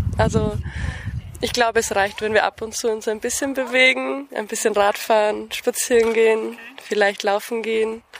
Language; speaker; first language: German; native; German